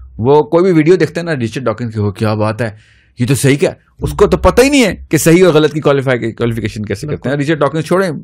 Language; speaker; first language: Urdu; native; Urdu